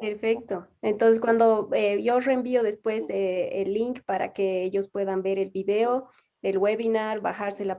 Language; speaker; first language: Spanish; native; Spanish